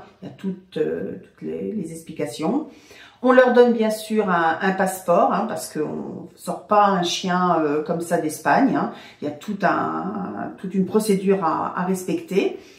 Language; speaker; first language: French; native; French